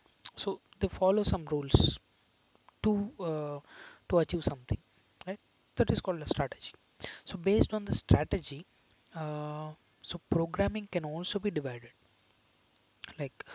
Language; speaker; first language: English; non-native, local second language; Telugu